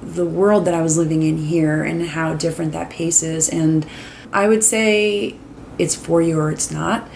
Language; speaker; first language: English; native; English